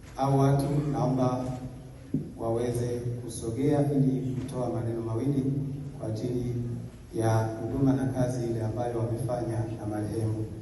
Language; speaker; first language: Swahili; non-native, local second language; Bembe